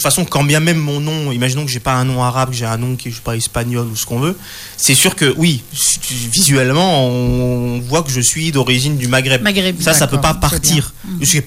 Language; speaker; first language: French; native; French